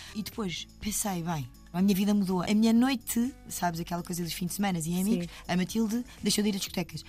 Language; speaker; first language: Portuguese; native; Portuguese